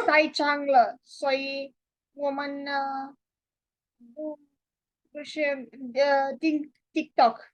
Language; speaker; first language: Chinese; non-native, learner; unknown